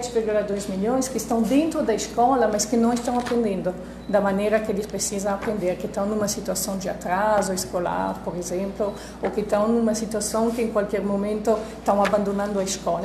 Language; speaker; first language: Portuguese; non-native, fluent; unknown